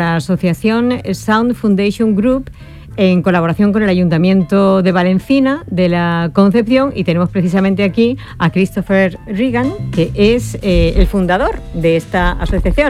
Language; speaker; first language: Spanish; native; Spanish